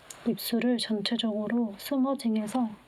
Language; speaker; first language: Korean; native; Korean